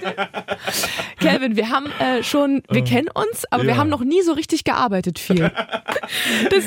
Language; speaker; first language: German; native; German